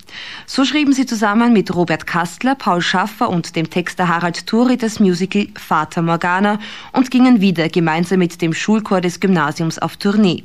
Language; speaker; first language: German; native; German